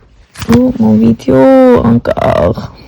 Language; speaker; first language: French; non-native, learner; English